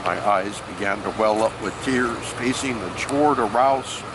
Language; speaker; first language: English; native; English